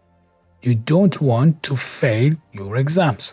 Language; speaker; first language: English; non-native, fluent; Persian